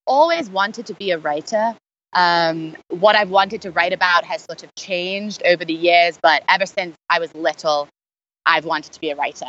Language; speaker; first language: English; native; English